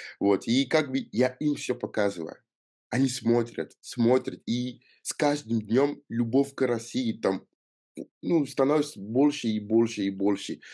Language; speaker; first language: Russian; non-native, fluent; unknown